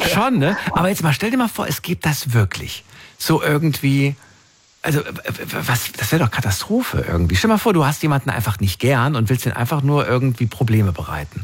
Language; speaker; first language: German; native; German